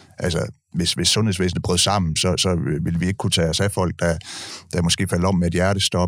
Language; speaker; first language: Danish; native; Danish